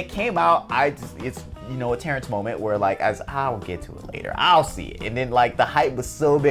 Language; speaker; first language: English; native; English